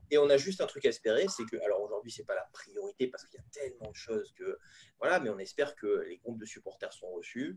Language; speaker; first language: French; native; French